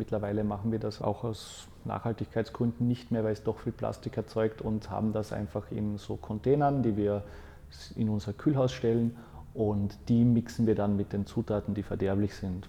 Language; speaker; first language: German; native; German